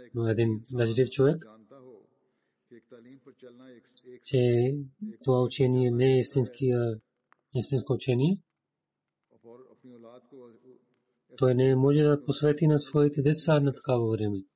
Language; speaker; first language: Bulgarian; non-native, learner; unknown